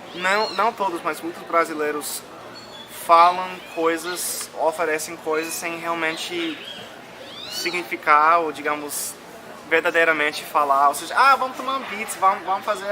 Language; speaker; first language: Portuguese; non-native, fluent; English